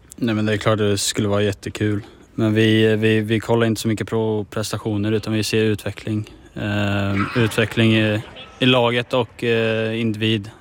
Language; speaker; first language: Swedish; native; Swedish